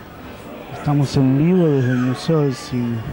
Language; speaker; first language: Spanish; native; Spanish